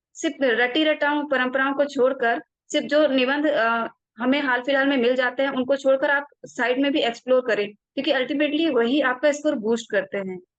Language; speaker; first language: Hindi; native; Hindi